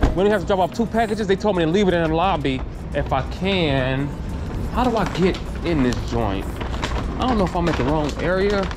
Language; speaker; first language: English; native; English